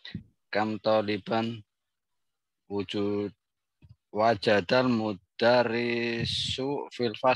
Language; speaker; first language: Arabic; non-native, learner; Indonesian